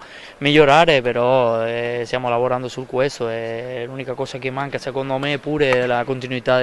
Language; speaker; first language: Italian; non-native, fluent; Spanish